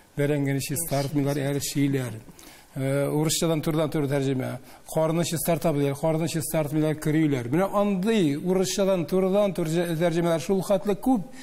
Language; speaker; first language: Tatar; native; Tatar